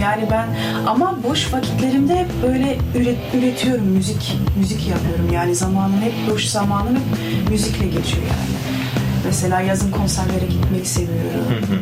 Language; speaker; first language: Turkish; early bilingual, heritage; Turkish